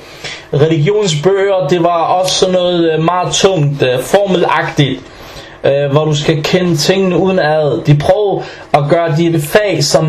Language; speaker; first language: Danish; early bilingual, other home language; Arabic